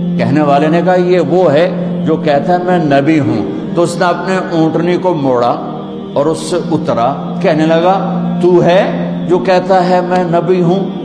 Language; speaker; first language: Urdu; non-native, local second language; Punjabi